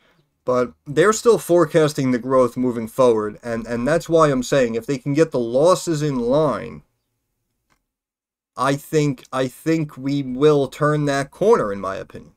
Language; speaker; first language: English; native; English